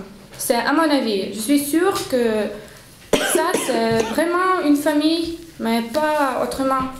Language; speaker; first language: French; non-native, learner; Spanish